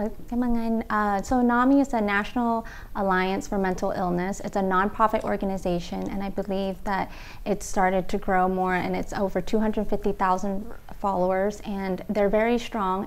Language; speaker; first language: English; early bilingual, other home language; Vietnamese